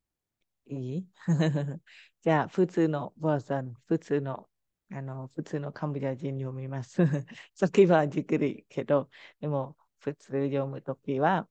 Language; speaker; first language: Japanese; non-native, fluent; Khmer